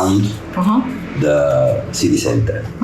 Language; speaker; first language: English; non-native, fluent; Italian